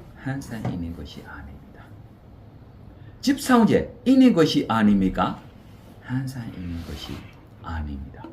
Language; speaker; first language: Korean; non-native, fluent; Burmese